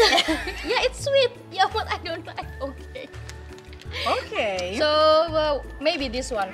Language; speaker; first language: English; non-native, fluent; Indonesian